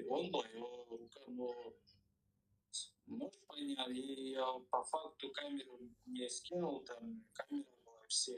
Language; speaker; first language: Russian; non-native, learner; Kyrgyz